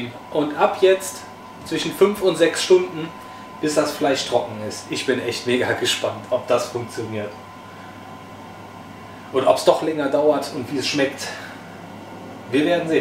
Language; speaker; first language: German; native; German